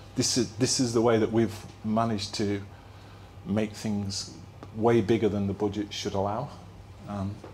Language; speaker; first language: English; native; English